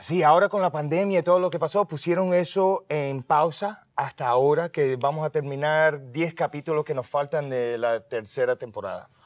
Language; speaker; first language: Spanish; early bilingual, heritage; Spanish